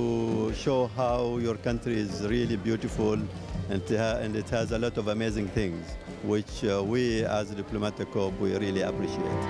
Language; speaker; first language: English; non-native, fluent; Arabic